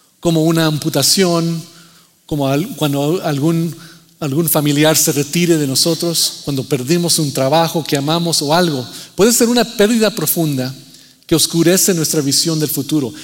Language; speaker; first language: Spanish; early bilingual, heritage; Spanish